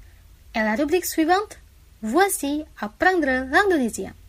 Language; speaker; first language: French; non-native, fluent; Indonesian